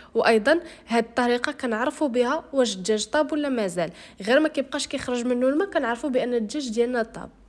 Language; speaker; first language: Arabic; native; Arabic